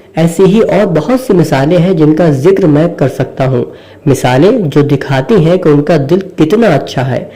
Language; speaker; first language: Urdu; native; Urdu